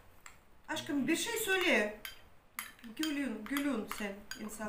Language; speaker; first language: Turkish; non-native, learner; Russian